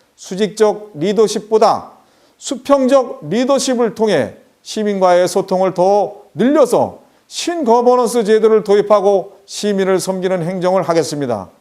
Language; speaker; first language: Korean; native; Korean